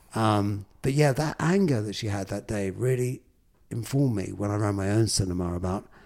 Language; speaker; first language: English; native; English